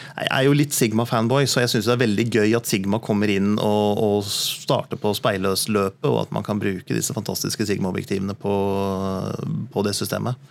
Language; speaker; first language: Norwegian; native; Norwegian